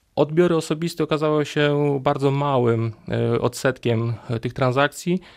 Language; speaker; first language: Polish; native; Polish